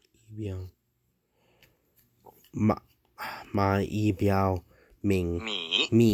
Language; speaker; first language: Chinese; non-native, learner; English